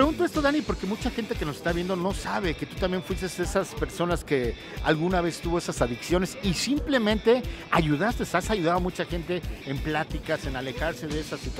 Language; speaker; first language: Spanish; native; Spanish